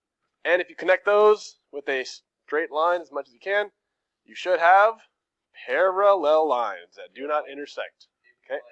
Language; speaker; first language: English; native; English